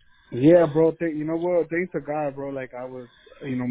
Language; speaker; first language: English; early bilingual, other home language; Spanish